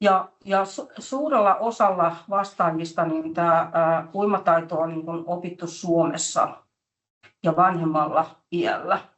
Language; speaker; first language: Finnish; native; Finnish